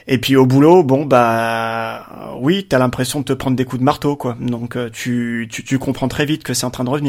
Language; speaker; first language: French; native; French